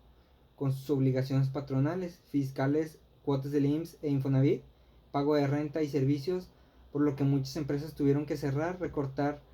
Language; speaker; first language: Spanish; native; Spanish